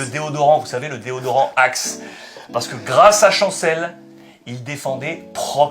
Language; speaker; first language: French; native; French